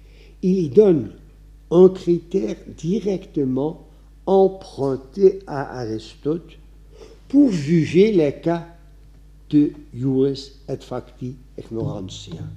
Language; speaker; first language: French; non-native, fluent; Dutch